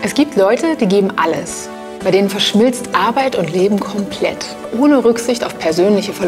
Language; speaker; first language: German; native; German